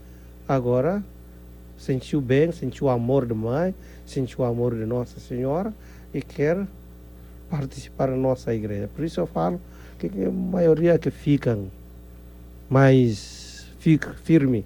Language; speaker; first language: Portuguese; non-native, fluent; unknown